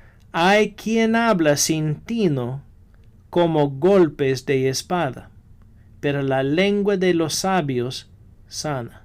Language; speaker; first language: Spanish; non-native, fluent; English